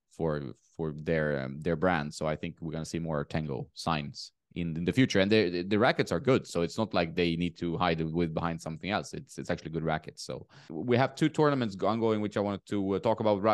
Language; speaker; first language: English; non-native, fluent; Swedish